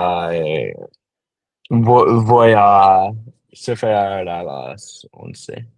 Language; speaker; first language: Spanish; non-native, learner; English